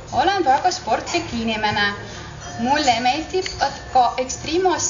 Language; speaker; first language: Estonian; non-native, local second language; Russian